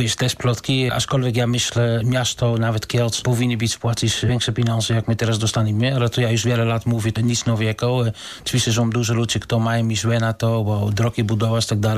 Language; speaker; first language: Polish; non-native, learner; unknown